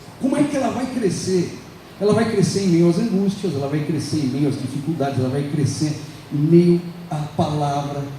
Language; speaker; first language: Portuguese; native; Portuguese